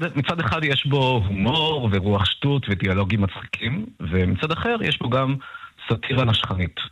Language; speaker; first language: Hebrew; early bilingual, other home language; Russian